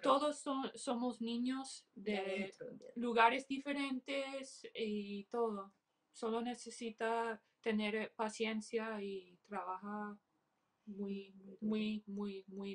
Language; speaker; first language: Spanish; early bilingual, heritage; English